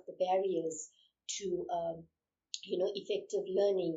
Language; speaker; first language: English; non-native, local second language; Urdu